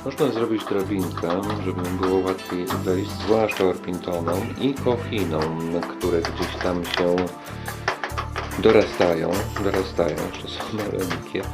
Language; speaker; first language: Polish; native; Polish